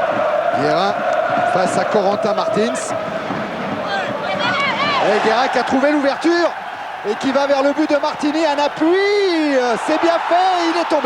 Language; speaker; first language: French; native; French